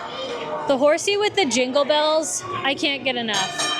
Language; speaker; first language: English; native; English